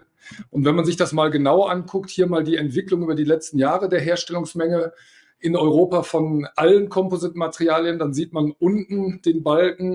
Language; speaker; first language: German; native; German